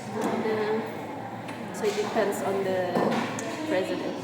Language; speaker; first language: English; non-native, learner; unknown